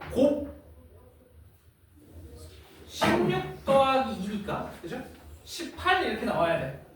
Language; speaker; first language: Korean; native; Korean